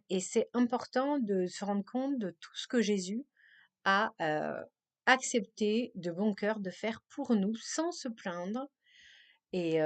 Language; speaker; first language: French; native; French